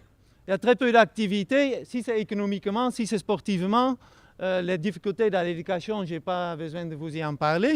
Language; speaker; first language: French; non-native, fluent; Dutch